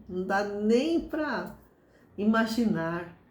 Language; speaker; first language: Portuguese; native; Portuguese